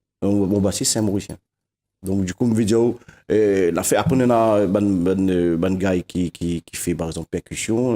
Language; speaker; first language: French; non-native, local second language; Réunion Creole French